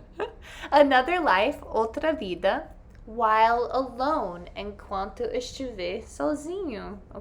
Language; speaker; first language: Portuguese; non-native, fluent; English